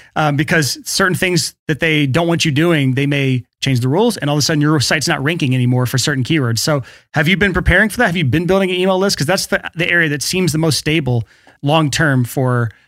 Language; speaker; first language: English; native; English